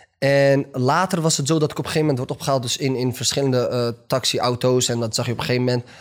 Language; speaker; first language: Dutch; early bilingual, other home language; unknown